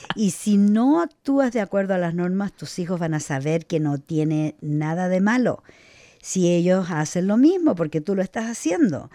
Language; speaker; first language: Spanish; non-native, fluent; Italian